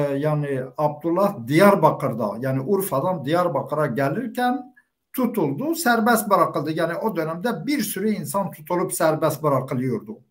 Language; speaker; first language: Turkish; non-native, local second language; Kurdish